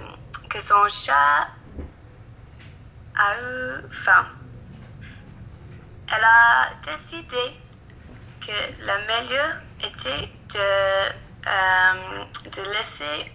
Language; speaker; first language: French; non-native, learner; English